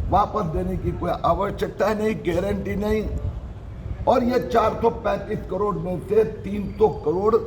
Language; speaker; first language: Hindi; non-native, local second language; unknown